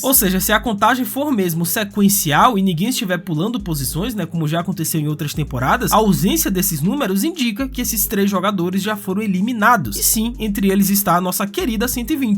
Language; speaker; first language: Portuguese; native; Portuguese